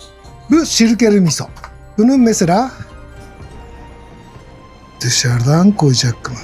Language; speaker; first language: Turkish; non-native, learner; Japanese